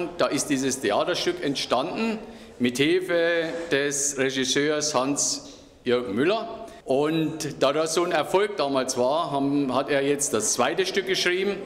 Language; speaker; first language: German; native; German